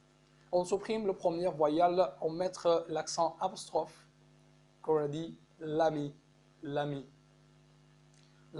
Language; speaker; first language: French; non-native, fluent; Arabic